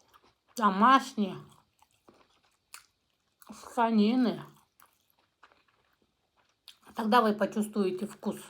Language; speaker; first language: Russian; non-native, local second language; Kazakh